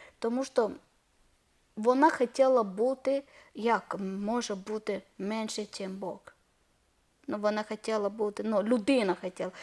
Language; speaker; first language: Ukrainian; non-native, learner; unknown